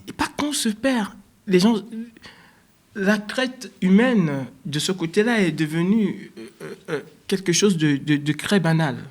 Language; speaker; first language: French; native; French